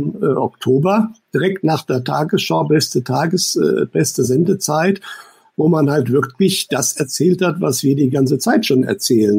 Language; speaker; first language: German; native; German